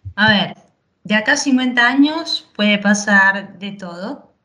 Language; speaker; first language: Spanish; native; Spanish